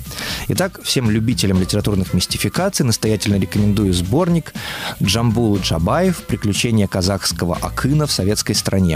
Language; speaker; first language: Russian; native; Russian